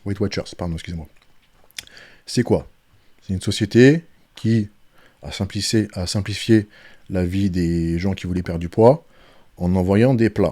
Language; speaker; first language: French; native; French